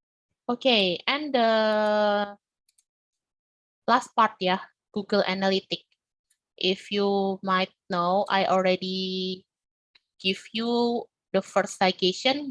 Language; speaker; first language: English; non-native, learner; Indonesian